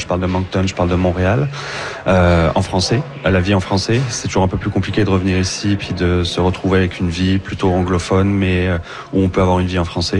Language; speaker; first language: French; native; French